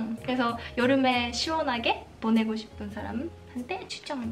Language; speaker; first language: Korean; non-native, fluent; Japanese